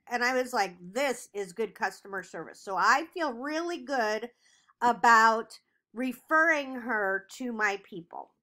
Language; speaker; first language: English; native; English